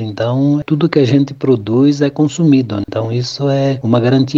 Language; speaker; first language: Portuguese; native; Portuguese